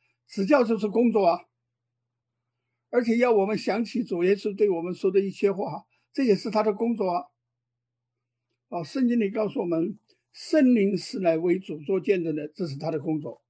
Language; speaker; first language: Chinese; native; Chinese